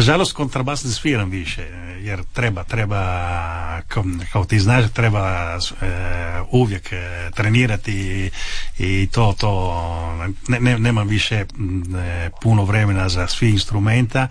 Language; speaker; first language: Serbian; non-native, fluent; Italian